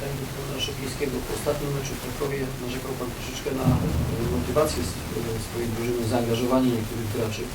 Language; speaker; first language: Polish; native; Polish